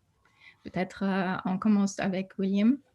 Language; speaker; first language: French; non-native, fluent; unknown